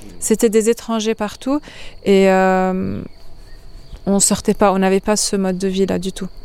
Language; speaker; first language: French; non-native, local second language; Arabic